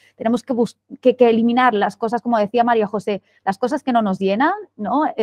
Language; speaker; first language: Spanish; non-native, local second language; Catalan